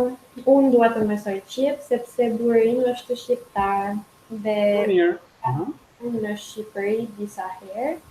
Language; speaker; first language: Albanian; non-native, learner; French